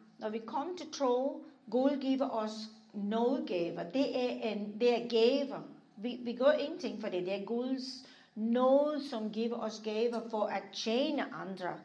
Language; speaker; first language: Danish; non-native, fluent; English